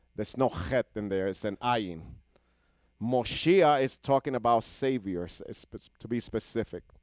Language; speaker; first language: English; non-native, fluent; Hebrew